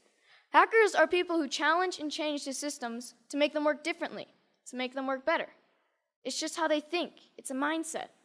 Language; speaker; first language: English; native; English